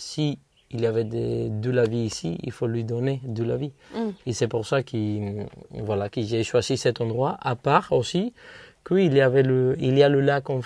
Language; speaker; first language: French; non-native, fluent; Spanish